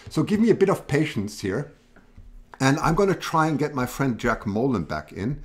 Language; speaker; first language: English; native; English